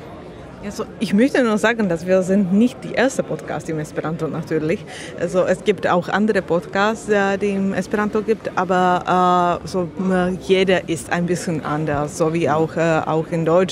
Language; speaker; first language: German; non-native, learner; Slovak